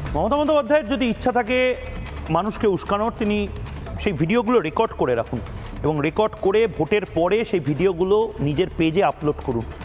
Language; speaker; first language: Bangla; native; Bangla